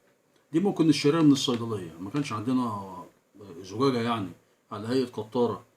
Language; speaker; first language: Arabic; native; Arabic